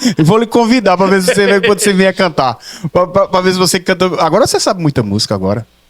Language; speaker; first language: Portuguese; native; Portuguese